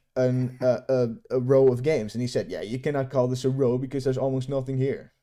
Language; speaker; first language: English; non-native, fluent; Dutch